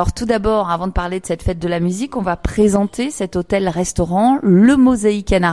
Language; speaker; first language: French; native; French